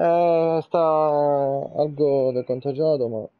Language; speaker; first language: Spanish; non-native, learner; Italian